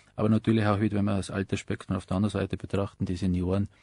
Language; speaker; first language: German; native; German